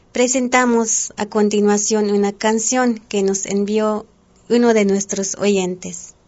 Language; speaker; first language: Spanish; non-native, local second language; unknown